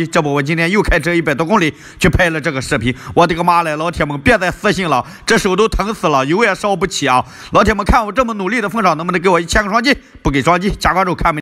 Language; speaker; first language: Chinese; native; Chinese